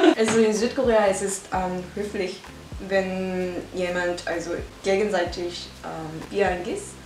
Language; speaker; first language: German; non-native, learner; Korean